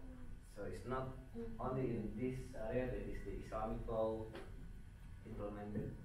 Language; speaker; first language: English; non-native, fluent; Indonesian